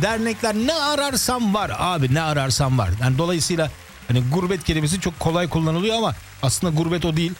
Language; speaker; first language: Turkish; early bilingual, heritage; Turkish